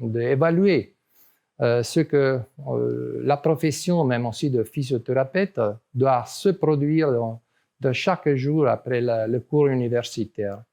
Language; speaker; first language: French; non-native, learner; Italian